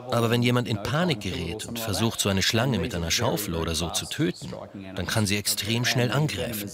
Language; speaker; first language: German; non-native, fluent; English